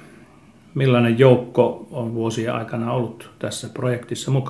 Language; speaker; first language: Finnish; native; Finnish